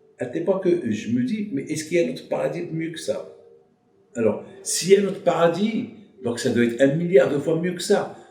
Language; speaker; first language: French; non-native, local second language; Arabic